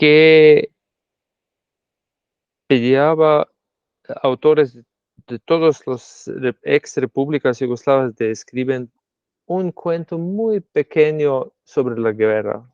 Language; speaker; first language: Spanish; non-native, fluent; Slovenian